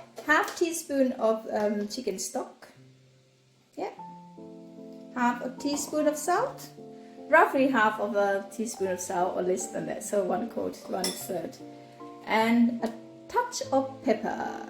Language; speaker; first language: English; non-native, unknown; Thai